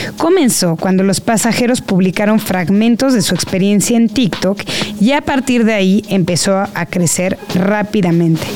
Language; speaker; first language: Spanish; native; Spanish